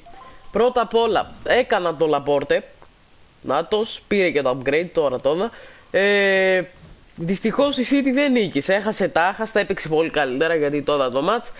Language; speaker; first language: Greek; native; Greek